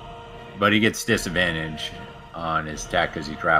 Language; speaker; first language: English; native; English